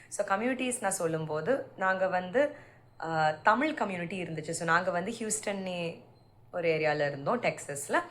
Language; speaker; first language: Tamil; early bilingual, heritage; Tamil